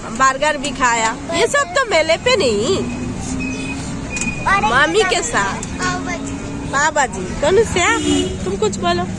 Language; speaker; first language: Hindi; non-native, local second language; Bangla